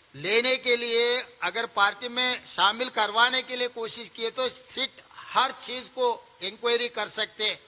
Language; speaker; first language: Hindi; non-native, local second language; Telugu